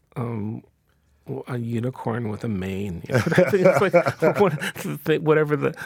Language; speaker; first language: English; early bilingual, other home language; Ukrainian